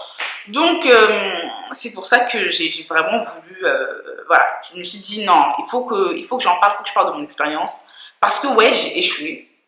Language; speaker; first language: French; native; French